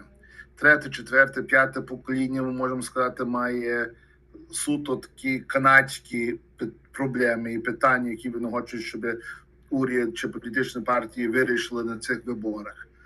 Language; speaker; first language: Ukrainian; early bilingual, heritage; Ukrainian